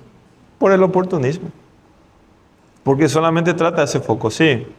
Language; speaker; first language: Spanish; non-native, fluent; Portuguese